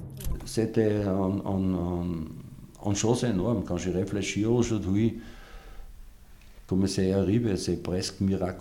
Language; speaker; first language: French; non-native, fluent; German